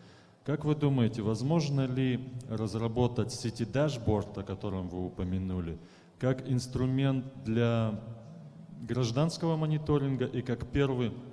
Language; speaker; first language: Russian; native; Russian